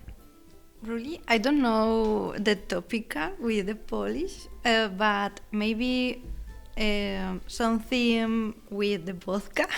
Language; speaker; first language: English; non-native, learner; Spanish